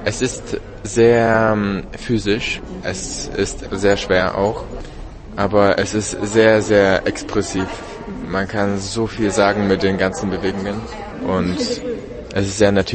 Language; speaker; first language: German; non-native, fluent; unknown